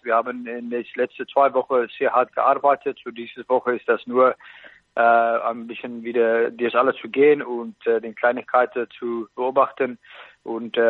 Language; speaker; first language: German; non-native, fluent; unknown